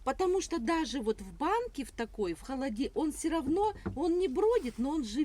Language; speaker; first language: Russian; native; Russian